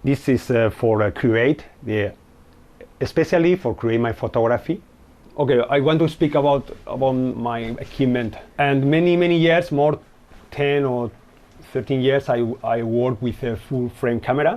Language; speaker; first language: English; non-native, learner; Spanish